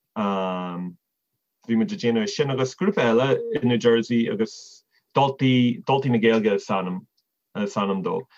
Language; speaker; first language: Irish; non-native, fluent; English